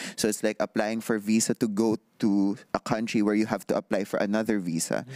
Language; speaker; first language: English; non-native, local second language; Filipino